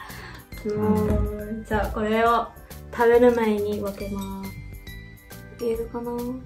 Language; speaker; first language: Japanese; non-native, learner; Vietnamese